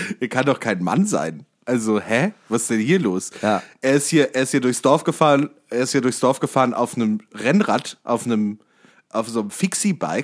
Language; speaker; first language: German; native; German